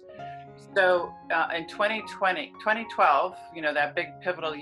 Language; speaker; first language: English; native; English